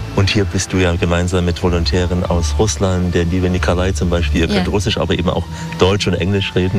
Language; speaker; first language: German; native; German